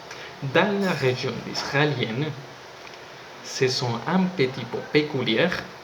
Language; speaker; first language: French; non-native, learner; Spanish